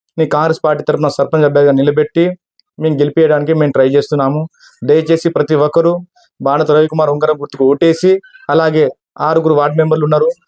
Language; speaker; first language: Telugu; non-native, local second language; Lambadi